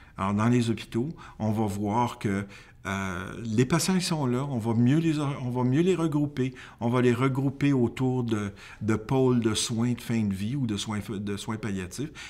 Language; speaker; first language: French; native; French